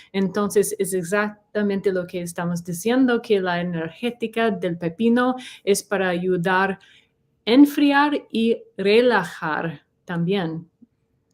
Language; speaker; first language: Spanish; non-native, fluent; English